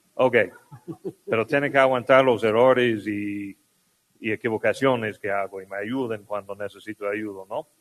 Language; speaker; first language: Spanish; non-native, fluent; English